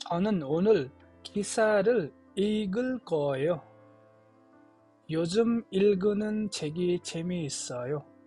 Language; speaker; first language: Korean; non-native, fluent; Nepali